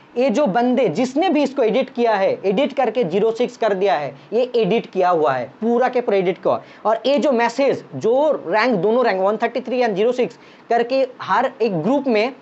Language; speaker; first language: Hindi; non-native, local second language; Bangla